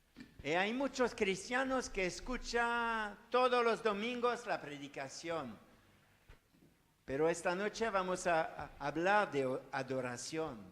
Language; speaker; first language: Spanish; non-native, learner; French